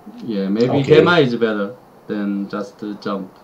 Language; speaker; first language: English; non-native, learner; Korean